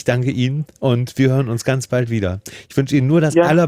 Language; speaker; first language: German; native; German